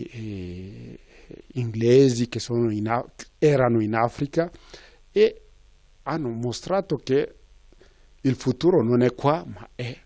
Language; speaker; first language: Italian; non-native, fluent; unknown